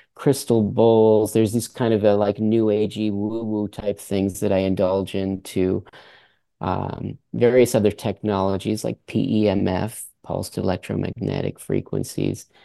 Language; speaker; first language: English; early bilingual, other home language; French